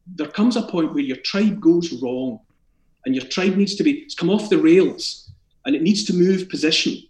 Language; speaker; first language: English; native; English